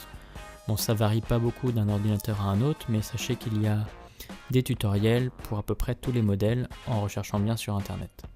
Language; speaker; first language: French; native; French